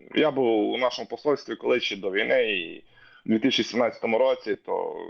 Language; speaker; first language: Ukrainian; native; Ukrainian